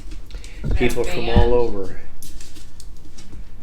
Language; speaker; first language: English; native; English